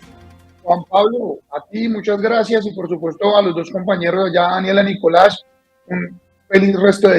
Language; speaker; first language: Spanish; native; Spanish